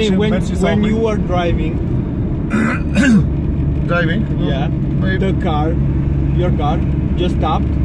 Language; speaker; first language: English; non-native, fluent; Romanian